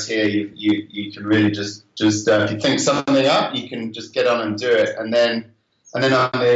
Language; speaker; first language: English; native; English